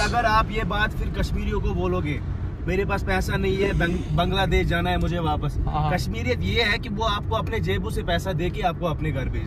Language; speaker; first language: Hindi; non-native, local second language; Kashmiri